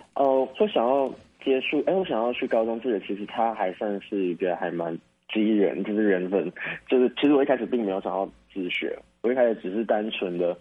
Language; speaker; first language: Chinese; native; Chinese